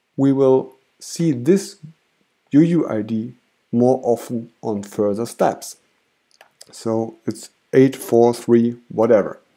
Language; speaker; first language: English; non-native, fluent; German